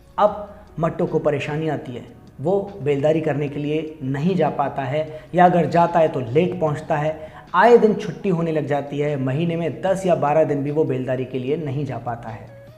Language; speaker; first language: Hindi; native; Hindi